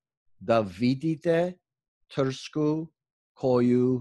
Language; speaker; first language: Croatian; non-native, fluent; English